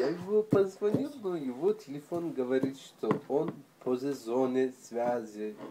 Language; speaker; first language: Russian; early bilingual, heritage; Russian